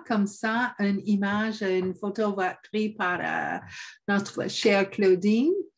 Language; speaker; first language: French; non-native, fluent; English